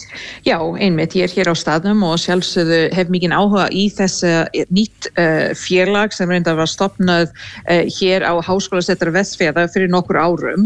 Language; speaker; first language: Icelandic; non-native, fluent; English